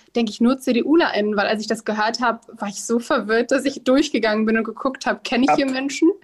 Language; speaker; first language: German; native; German